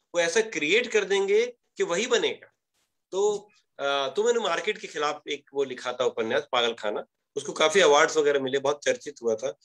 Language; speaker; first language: Hindi; native; Hindi